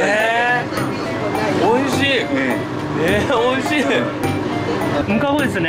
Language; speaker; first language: Japanese; native; Japanese